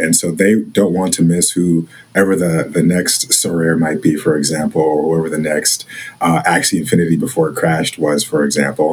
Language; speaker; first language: English; native; English